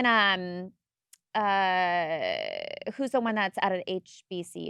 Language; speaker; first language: English; native; English